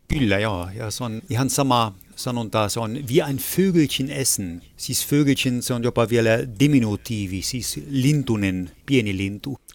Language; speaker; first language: Finnish; non-native, fluent; German